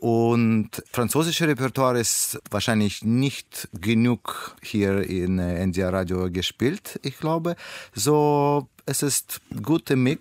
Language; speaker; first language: German; non-native, learner; Russian